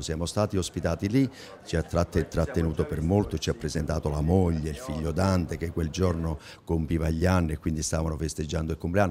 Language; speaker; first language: Italian; native; Italian